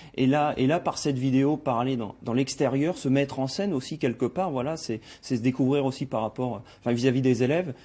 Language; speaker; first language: French; native; French